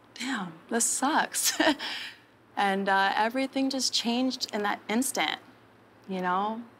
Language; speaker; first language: English; native; English